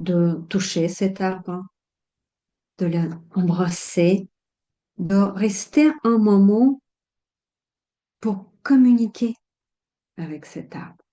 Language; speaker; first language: French; non-native, fluent; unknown